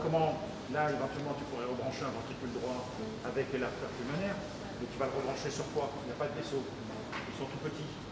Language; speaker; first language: French; native; French